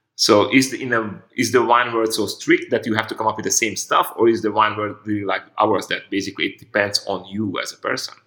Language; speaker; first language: English; non-native, fluent; Hungarian